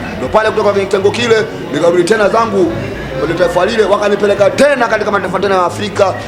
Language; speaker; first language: Swahili; native; Swahili